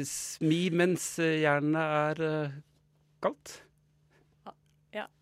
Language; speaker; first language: Norwegian; native; Norwegian